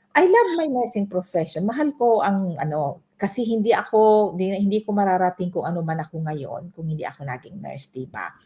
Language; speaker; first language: Filipino; non-native, local second language; Bikol